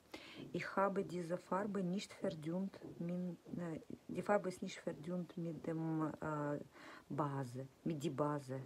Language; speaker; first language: German; non-native, fluent; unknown